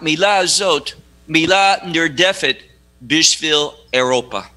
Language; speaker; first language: Hebrew; non-native, fluent; English